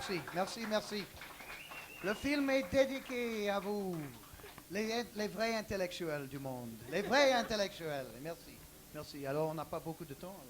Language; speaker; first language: French; non-native, learner; English